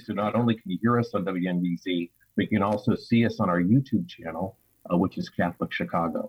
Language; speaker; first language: English; native; English